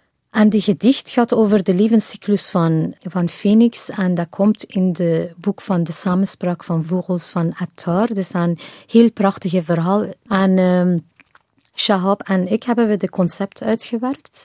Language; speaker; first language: Dutch; non-native, fluent; Persian